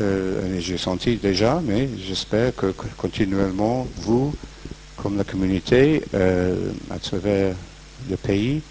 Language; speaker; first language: French; non-native, fluent; English